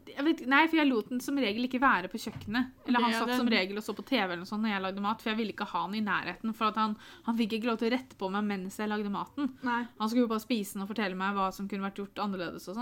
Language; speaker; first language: Norwegian; native; Norwegian